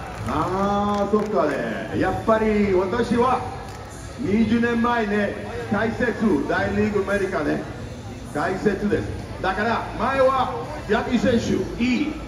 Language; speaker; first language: Japanese; non-native, learner; Spanish